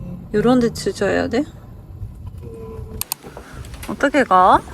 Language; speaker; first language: Korean; non-native, fluent; Japanese